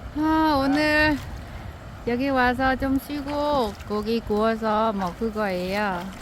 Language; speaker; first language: Korean; non-native, learner; Vietnamese